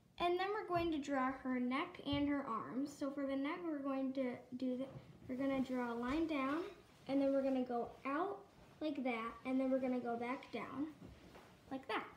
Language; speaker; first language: English; native; English